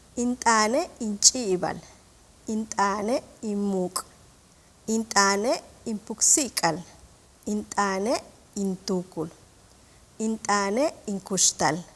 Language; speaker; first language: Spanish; non-native, local second language; Yucateco